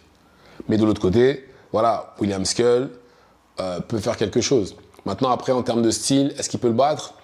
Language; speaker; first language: French; native; French